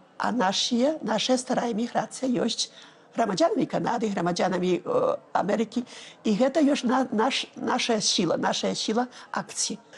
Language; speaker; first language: Belarusian; early bilingual, heritage; Belarusian